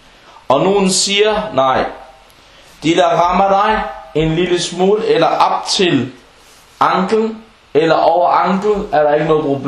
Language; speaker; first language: Danish; non-native, local second language; Arabic